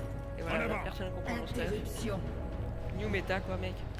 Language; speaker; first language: French; native; French